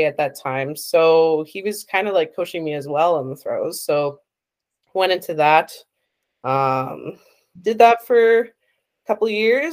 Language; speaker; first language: English; native; English